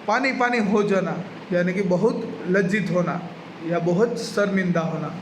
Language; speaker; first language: Hindi; non-native, local second language; Gujarati